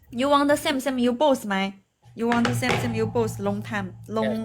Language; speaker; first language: English; non-native, learner; Chinese